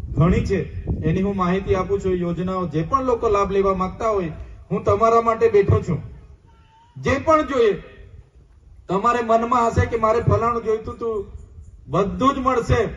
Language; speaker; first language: Gujarati; non-native, local second language; Vasavi